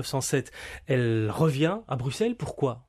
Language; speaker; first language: French; native; French